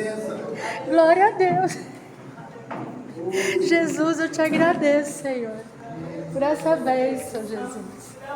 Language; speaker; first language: Portuguese; native; Portuguese